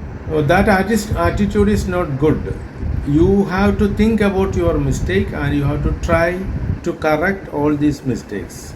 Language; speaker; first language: English; non-native, local second language; Malayalam